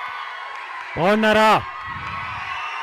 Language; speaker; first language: Telugu; native; Telugu